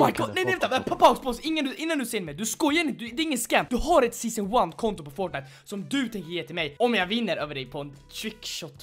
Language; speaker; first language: Swedish; native; Swedish